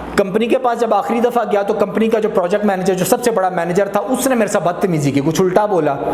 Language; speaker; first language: Urdu; non-native, local second language; Punjabi